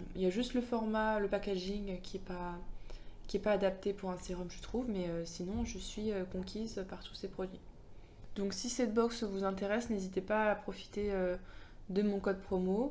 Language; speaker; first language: French; native; French